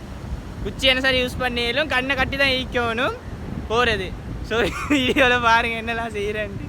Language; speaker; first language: Tamil; native; Tamil